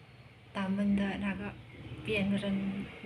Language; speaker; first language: Chinese; non-native, learner; Indonesian